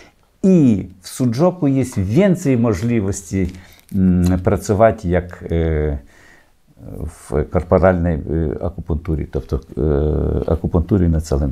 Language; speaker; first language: Polish; non-native, learner; Ukrainian